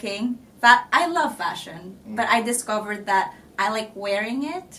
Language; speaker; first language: English; non-native, local second language; Filipino